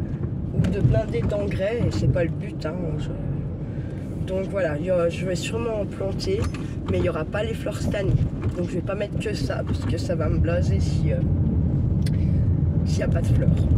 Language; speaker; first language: French; native; French